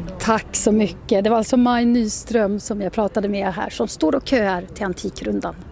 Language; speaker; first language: Swedish; native; Swedish